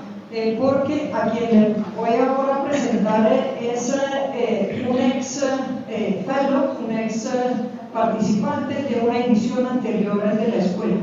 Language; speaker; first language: Spanish; native; Spanish